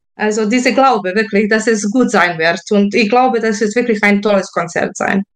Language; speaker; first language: German; non-native, fluent; Serbian